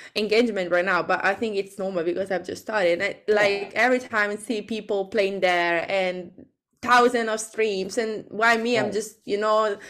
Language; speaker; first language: English; non-native, fluent; Italian